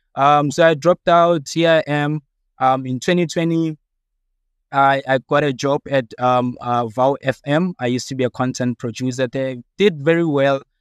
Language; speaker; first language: English; non-native, local second language; Southern Sotho